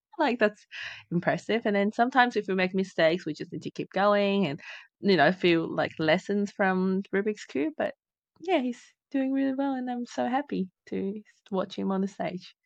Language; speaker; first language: English; non-native, fluent; Chinese